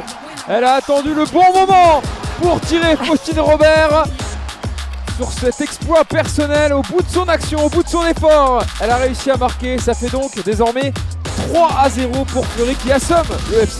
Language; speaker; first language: French; native; French